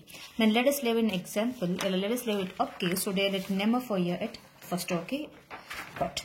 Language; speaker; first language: Danish; non-native, learner; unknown